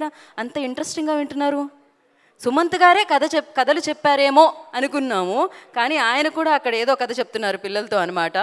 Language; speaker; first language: Telugu; native; Telugu